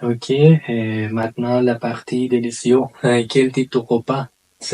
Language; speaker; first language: French; non-native, learner; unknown